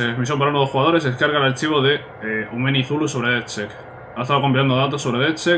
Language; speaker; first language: Spanish; native; Spanish